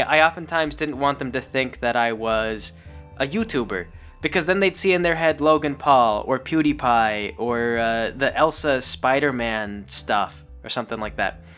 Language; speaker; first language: English; native; English